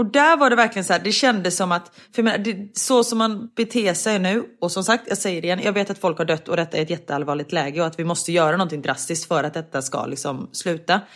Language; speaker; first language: Swedish; native; Swedish